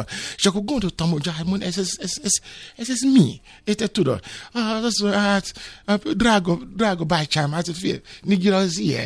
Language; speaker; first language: Hungarian; non-native, learner; Yoruba